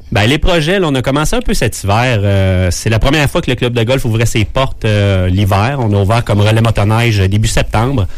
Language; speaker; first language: French; native; French